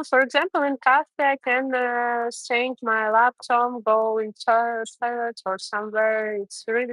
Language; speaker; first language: English; non-native, learner; Russian